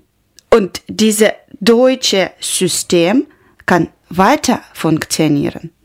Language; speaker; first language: German; non-native, learner; Ukrainian